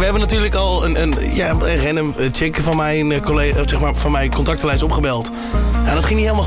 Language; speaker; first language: Dutch; native; Dutch